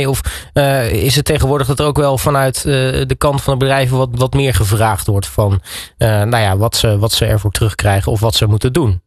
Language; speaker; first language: Dutch; native; Dutch